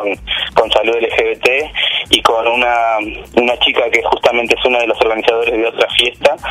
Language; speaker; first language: Spanish; native; Spanish